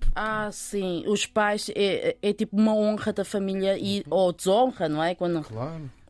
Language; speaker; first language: Portuguese; early bilingual, other home language; Chinese